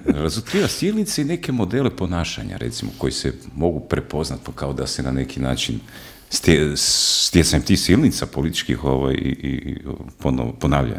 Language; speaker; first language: Croatian; native; Croatian